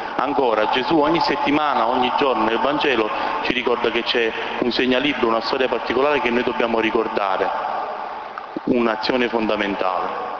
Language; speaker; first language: Italian; native; Italian